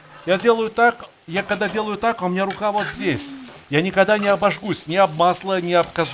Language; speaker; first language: Russian; native; Russian